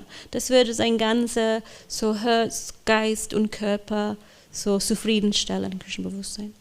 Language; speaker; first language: German; non-native, fluent; English